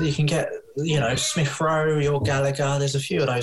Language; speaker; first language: English; native; English